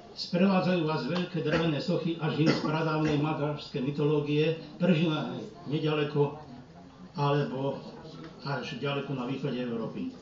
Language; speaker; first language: Slovak; early bilingual, heritage; Slovak